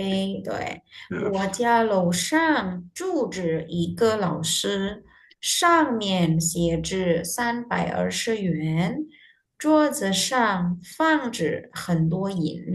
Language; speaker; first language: Chinese; non-native, fluent; Indonesian